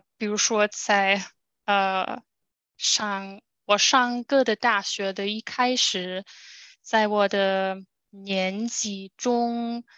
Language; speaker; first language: Chinese; non-native, learner; German